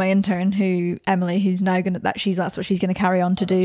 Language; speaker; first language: English; native; English